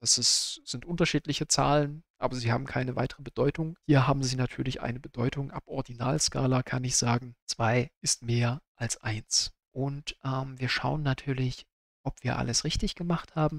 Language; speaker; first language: German; native; German